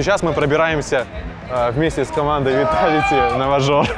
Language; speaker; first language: Russian; native; Russian